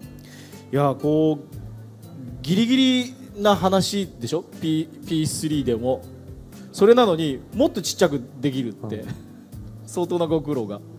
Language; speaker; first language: Japanese; native; Japanese